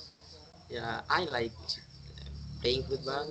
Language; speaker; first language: English; non-native, learner; Indonesian